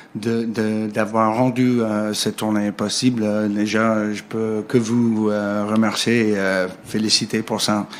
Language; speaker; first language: French; non-native, fluent; English